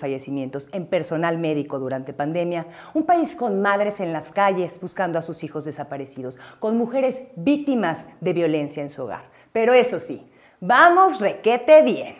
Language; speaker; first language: Spanish; native; Spanish